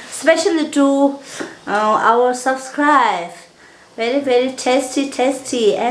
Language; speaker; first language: English; non-native, learner; Tibetan